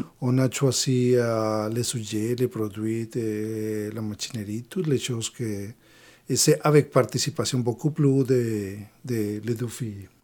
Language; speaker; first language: French; non-native, learner; Spanish